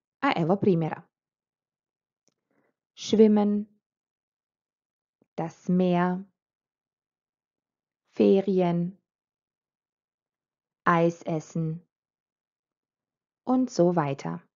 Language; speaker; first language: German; non-native, fluent; Croatian